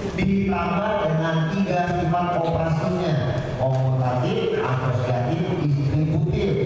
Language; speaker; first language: Indonesian; non-native, local second language; Javanese